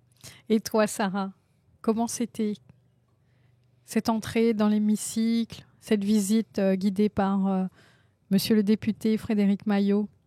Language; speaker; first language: French; native; French